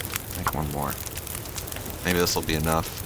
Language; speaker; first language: English; native; English